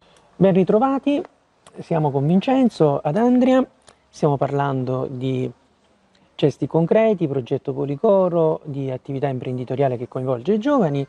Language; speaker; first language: Italian; native; Italian